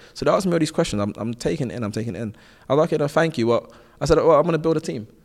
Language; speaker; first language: English; native; English